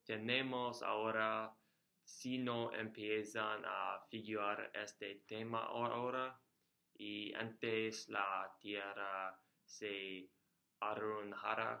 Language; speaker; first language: Spanish; non-native, learner; English